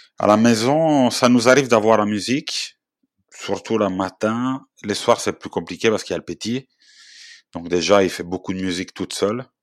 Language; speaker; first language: French; non-native, fluent; Italian